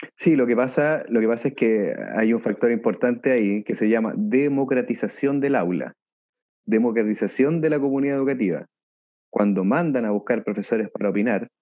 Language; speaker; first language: Spanish; native; Spanish